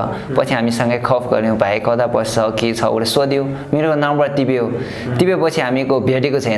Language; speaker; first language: Nepali; non-native, learner; Chinese